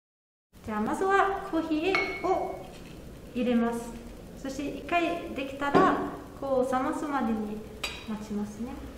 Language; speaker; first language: Japanese; non-native, fluent; German